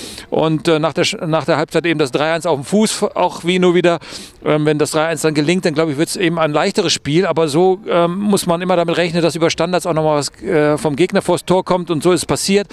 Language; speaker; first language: German; native; German